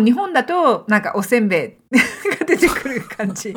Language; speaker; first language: Japanese; early bilingual, other home language; English